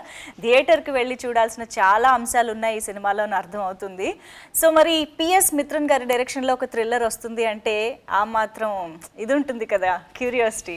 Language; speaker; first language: Telugu; native; Telugu